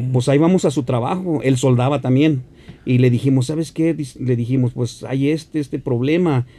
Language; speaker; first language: Spanish; native; Spanish